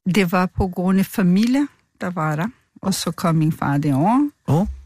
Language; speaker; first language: Danish; non-native, fluent; Portuguese